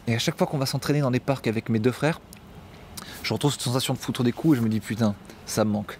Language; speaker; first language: French; native; French